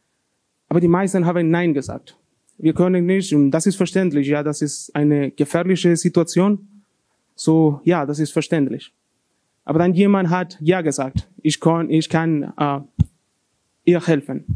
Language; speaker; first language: German; non-native, learner; Spanish